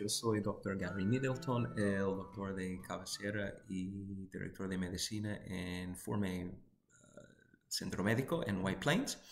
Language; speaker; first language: Spanish; non-native, fluent; English